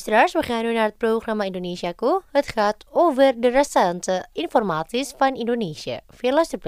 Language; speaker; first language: Dutch; non-native, fluent; Indonesian